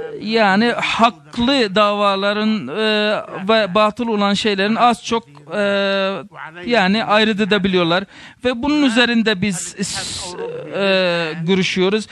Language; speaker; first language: Turkish; non-native, fluent; Arabic